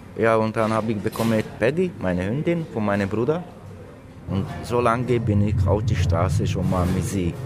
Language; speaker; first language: German; non-native, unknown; Slovak